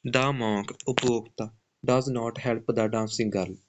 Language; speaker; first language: English; non-native, local second language; Punjabi